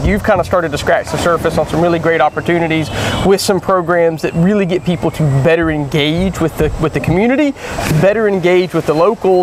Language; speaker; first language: English; native; English